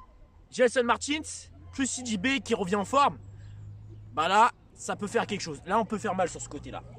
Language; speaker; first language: French; native; French